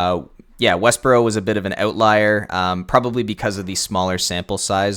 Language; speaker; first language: English; native; English